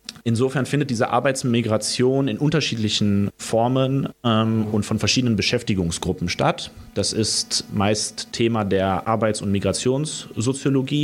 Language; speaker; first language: German; early bilingual, other home language; Romanian